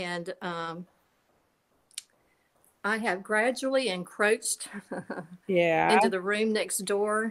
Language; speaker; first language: English; native; English